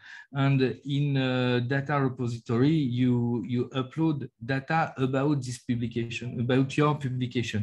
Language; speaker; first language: English; non-native, learner; French